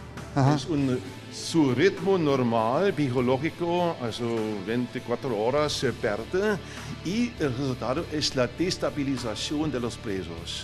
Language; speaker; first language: Spanish; non-native, fluent; German